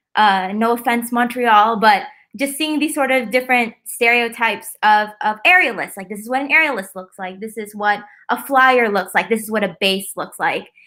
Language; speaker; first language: English; native; English